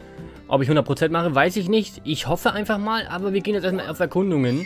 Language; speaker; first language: German; native; German